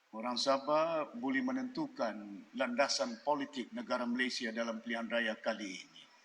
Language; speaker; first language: Malay; native; Malay